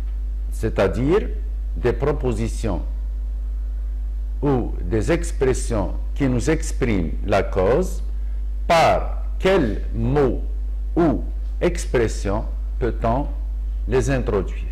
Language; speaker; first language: French; non-native, local second language; Arabic